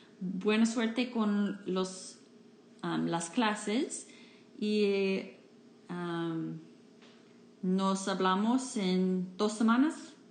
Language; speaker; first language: Spanish; non-native, fluent; English